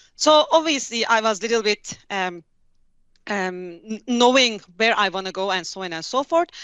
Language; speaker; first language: English; non-native, fluent; Turkish